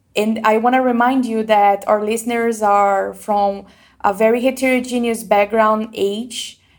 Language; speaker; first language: English; non-native, fluent; Portuguese